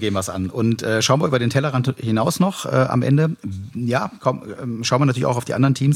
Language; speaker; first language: German; native; German